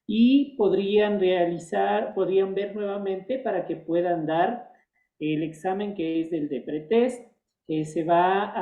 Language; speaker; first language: Spanish; native; Spanish